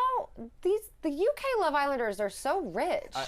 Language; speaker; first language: English; native; English